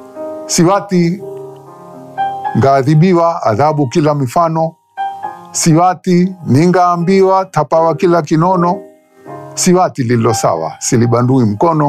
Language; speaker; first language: English; non-native, local second language; Swahili